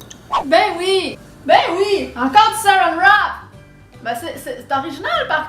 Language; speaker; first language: French; native; French